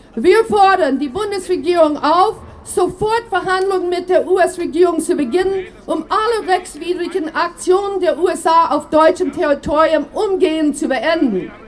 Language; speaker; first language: German; non-native, fluent; English